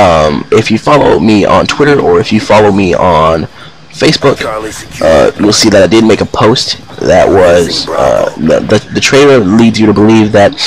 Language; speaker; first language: English; native; English